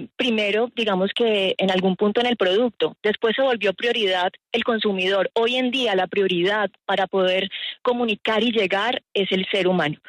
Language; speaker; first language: Spanish; native; Spanish